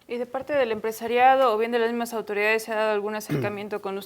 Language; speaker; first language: Spanish; native; Spanish